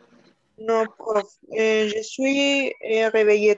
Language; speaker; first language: French; non-native, learner; Spanish